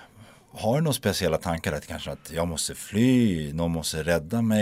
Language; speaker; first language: Swedish; native; Swedish